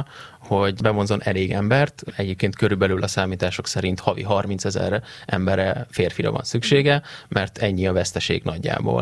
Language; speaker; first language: Hungarian; native; Hungarian